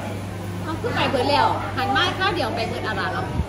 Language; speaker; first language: English; non-native, learner; Thai